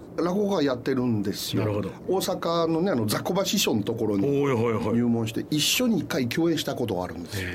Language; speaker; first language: Japanese; non-native, fluent; French